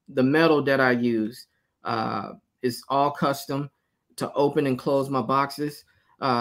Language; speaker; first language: English; native; English